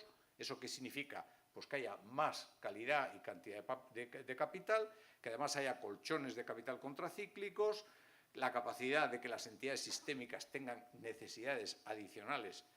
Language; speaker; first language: Spanish; native; Spanish